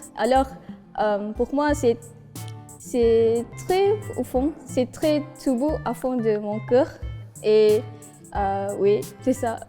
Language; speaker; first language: French; non-native, learner; Malay